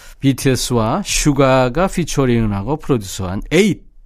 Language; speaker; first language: Korean; native; Korean